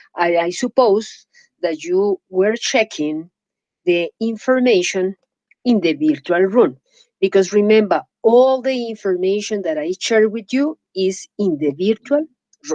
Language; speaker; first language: English; non-native, fluent; Spanish